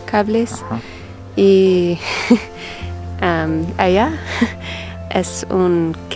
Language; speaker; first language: Spanish; non-native, learner; English